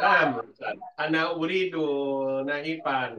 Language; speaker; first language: Arabic; non-native, learner; Indonesian